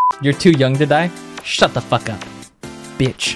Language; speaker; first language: English; native; English